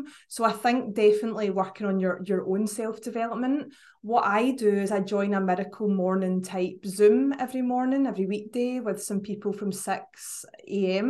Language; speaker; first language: English; native; English